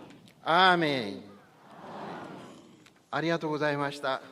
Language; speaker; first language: Japanese; non-native, fluent; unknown